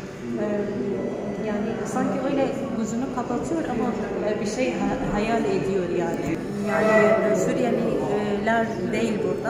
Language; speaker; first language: Turkish; non-native, learner; Arabic